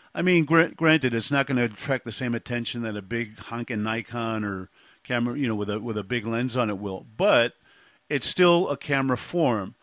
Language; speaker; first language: English; native; English